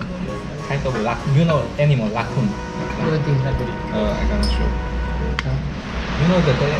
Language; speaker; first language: English; non-native, learner; Korean